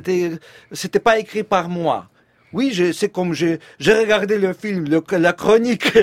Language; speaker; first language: French; non-native, fluent; Russian